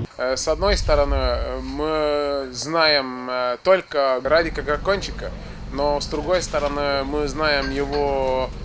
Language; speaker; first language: Russian; non-native, fluent; Estonian